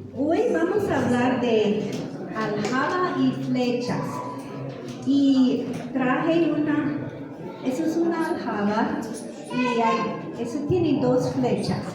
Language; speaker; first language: Spanish; non-native, fluent; English